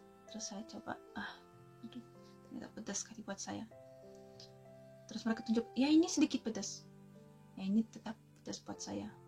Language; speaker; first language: Indonesian; non-native, fluent; Russian